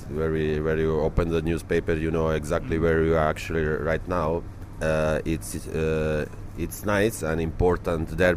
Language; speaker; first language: English; non-native, learner; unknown